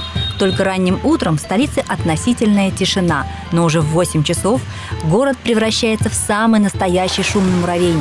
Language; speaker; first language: Russian; native; Russian